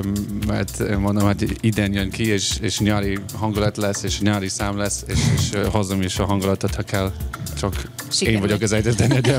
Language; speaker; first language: Hungarian; non-native, fluent; English